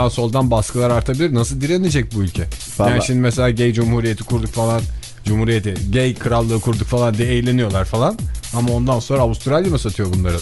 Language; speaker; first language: Turkish; native; Turkish